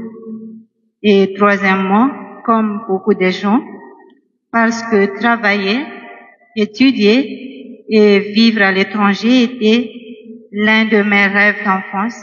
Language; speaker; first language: French; non-native, local second language; Malagasy